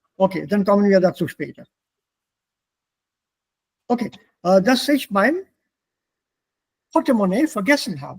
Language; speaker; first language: German; non-native, fluent; Hindi